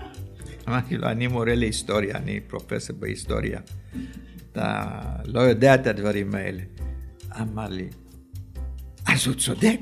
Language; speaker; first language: Hebrew; early bilingual, other home language; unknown